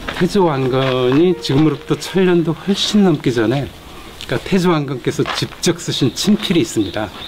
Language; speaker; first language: Korean; native; Korean